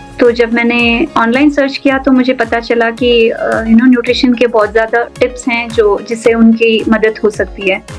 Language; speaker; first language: Hindi; non-native, local second language; Urdu